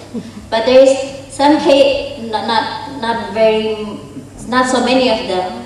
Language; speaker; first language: English; non-native, fluent; Indonesian